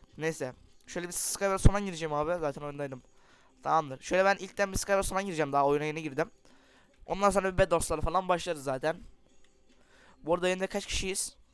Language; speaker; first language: Turkish; native; Turkish